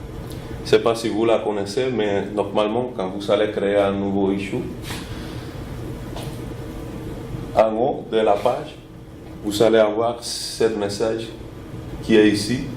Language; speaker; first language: French; non-native, fluent; Spanish